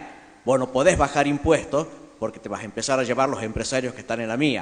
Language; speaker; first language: Spanish; native; Spanish